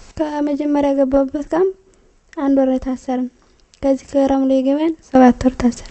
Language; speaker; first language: Amharic; native; Amharic